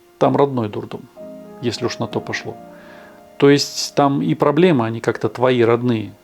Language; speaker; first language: Russian; native; Russian